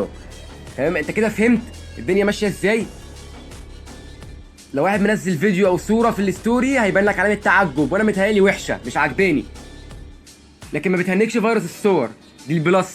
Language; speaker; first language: Arabic; native; Arabic